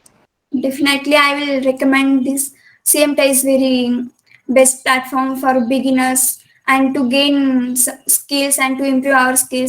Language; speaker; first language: English; non-native, local second language; Kannada